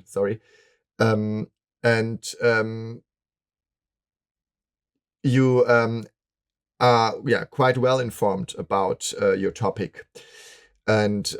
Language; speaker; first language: English; non-native, fluent; German